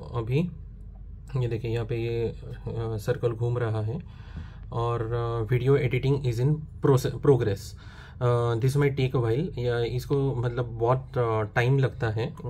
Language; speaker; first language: Hindi; non-native, local second language; Marathi